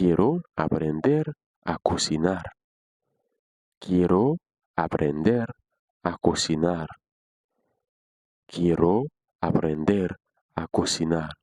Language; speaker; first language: Spanish; non-native, fluent; Haitian Creole